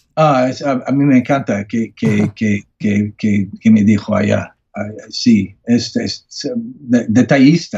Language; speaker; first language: Spanish; non-native, learner; English